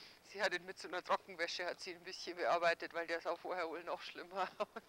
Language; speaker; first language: German; native; German